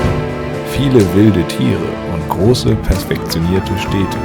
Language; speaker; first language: German; native; German